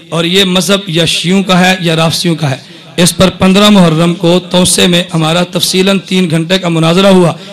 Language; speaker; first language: Urdu; non-native, local second language; Punjabi